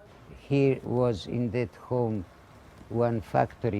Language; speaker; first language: English; non-native, learner; Ladino